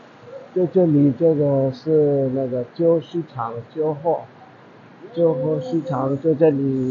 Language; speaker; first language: Chinese; non-native, fluent; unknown